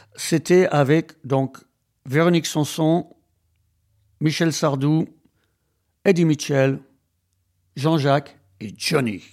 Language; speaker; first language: French; non-native, fluent; English